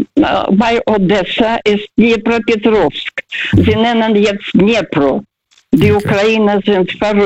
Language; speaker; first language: German; non-native, learner; Russian